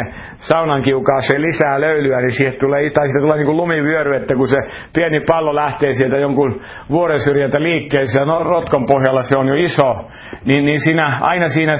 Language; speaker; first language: Finnish; native; Finnish